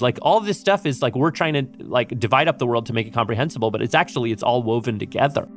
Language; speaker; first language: English; native; English